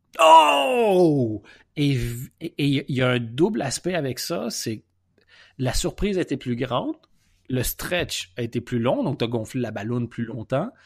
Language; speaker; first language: French; native; French